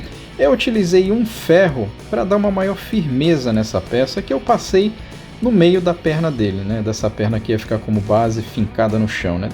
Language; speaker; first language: Portuguese; native; Portuguese